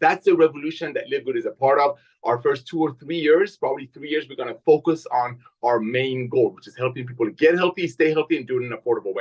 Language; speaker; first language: English; native; English